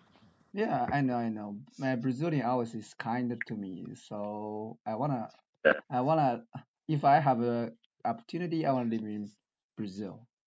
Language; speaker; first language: English; non-native, learner; Chinese